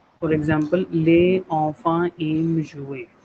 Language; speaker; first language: French; non-native, fluent; Hindi